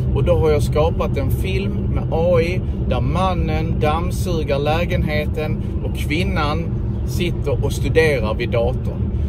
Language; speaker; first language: Swedish; native; Swedish